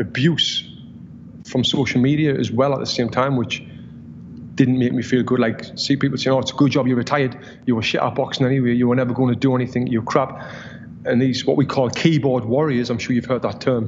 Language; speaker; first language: English; native; English